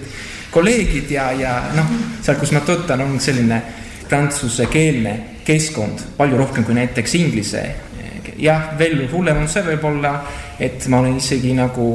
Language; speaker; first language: Estonian; non-native, fluent; Italian